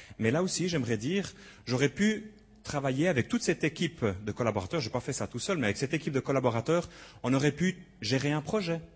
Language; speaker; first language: French; native; French